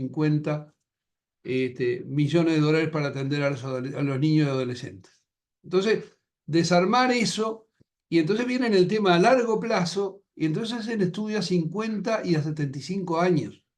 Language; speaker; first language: Spanish; native; Spanish